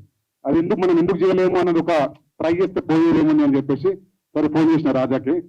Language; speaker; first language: Telugu; native; Telugu